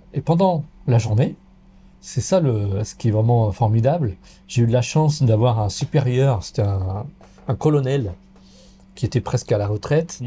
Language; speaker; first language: French; native; French